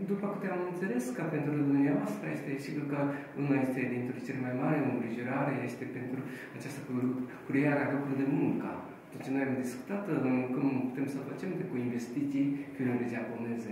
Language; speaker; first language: Romanian; non-native, learner; Japanese